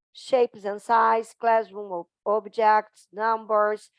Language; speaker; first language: English; non-native, fluent; Portuguese